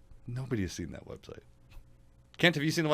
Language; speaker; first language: English; native; English